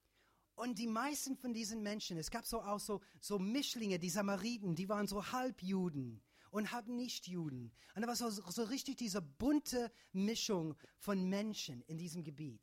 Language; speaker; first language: German; non-native, fluent; English